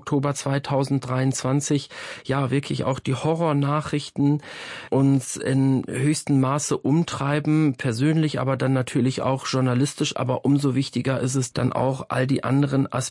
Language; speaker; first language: German; native; German